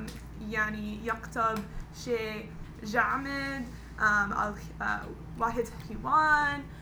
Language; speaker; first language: Arabic; non-native, learner; English